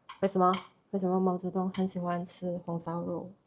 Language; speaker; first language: Chinese; non-native, fluent; Indonesian